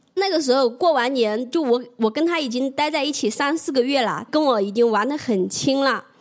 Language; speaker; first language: Chinese; native; Chinese